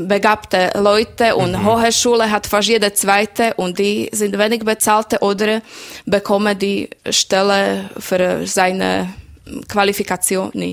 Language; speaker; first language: German; non-native, learner; Slovak